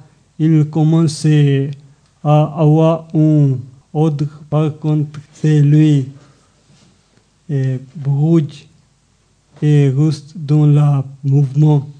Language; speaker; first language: French; non-native, learner; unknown